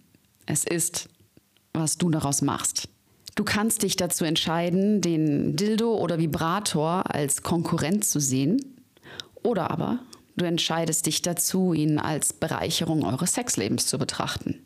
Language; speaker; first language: German; native; German